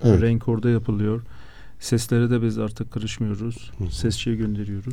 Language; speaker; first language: Turkish; non-native, fluent; Azerbaijani